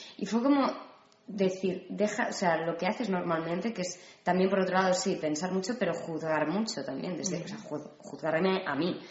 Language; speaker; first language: Spanish; native; Spanish